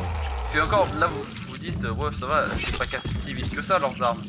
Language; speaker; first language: French; native; French